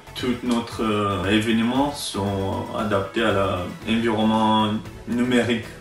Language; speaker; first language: French; non-native, fluent; Romanian